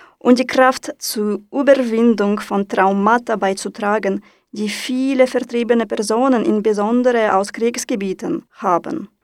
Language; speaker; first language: German; non-native, fluent; Russian